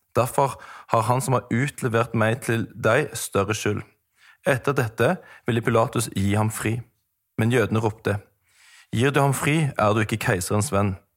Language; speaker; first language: Norwegian; native; Norwegian